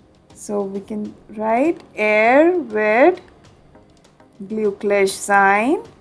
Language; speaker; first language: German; non-native, fluent; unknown